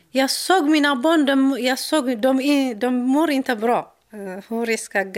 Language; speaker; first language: Swedish; non-native, learner; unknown